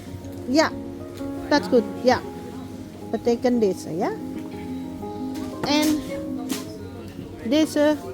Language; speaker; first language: Dutch; non-native, learner; Indonesian